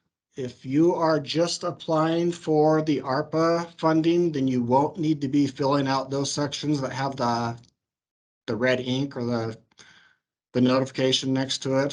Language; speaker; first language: English; native; English